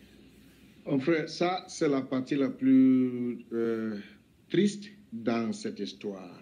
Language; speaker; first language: French; non-native, local second language; English